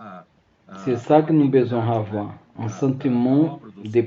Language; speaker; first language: French; non-native, learner; Portuguese